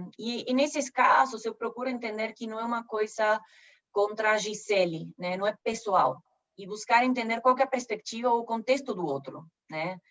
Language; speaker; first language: Portuguese; non-native, fluent; Spanish